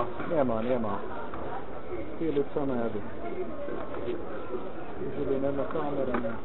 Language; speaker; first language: Polish; non-native, learner; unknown